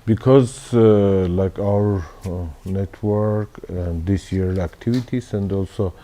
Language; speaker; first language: English; non-native, learner; Armenian